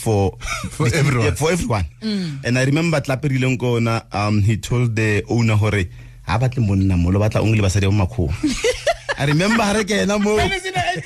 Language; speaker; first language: English; non-native, local second language; Tswana